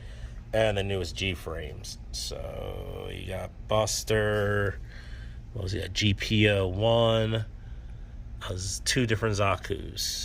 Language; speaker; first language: English; native; English